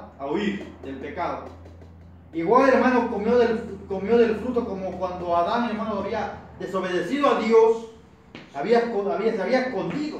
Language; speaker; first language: Spanish; native; Spanish